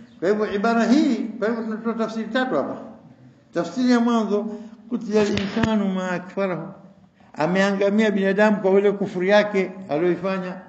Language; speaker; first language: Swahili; native; Swahili